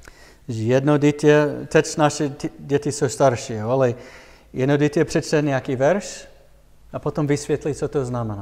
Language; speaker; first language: Czech; non-native, fluent; English